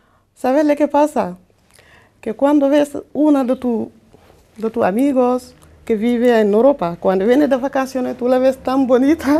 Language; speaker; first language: Spanish; non-native, fluent; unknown